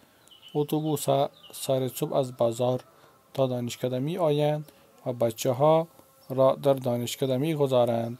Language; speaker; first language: Persian; non-native, fluent; Urdu